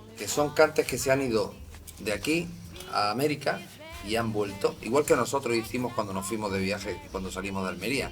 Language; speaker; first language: Spanish; native; Spanish